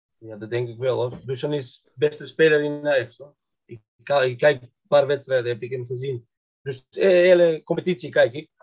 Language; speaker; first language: Dutch; non-native, fluent; Macedonian